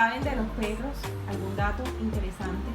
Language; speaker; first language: Spanish; native; Spanish